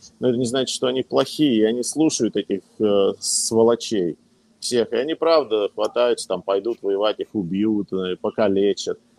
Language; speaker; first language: Russian; native; Russian